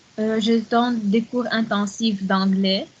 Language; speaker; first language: French; non-native, learner; Arabic